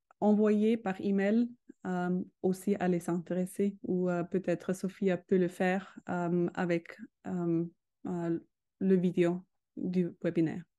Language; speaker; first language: French; non-native, learner; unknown